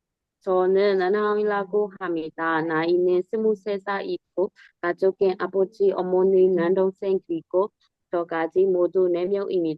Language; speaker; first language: Korean; non-native, learner; Burmese